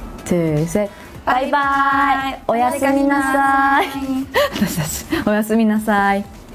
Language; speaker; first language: Japanese; native; Japanese